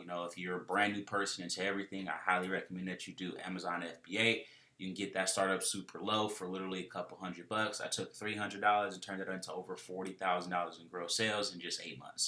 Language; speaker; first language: English; native; English